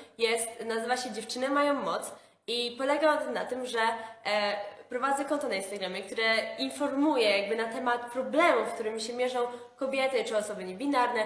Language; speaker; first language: Polish; native; Polish